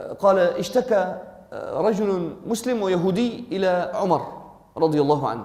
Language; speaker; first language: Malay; non-native, fluent; Arabic